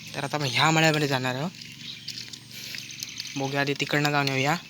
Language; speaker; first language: Marathi; non-native, local second language; Konkani